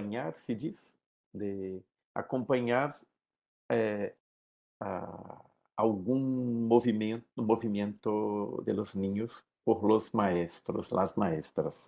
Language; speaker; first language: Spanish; non-native, learner; Portuguese